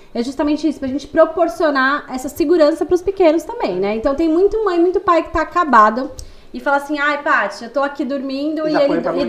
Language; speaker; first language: Portuguese; native; Portuguese